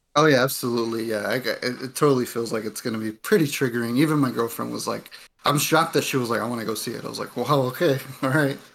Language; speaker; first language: English; native; English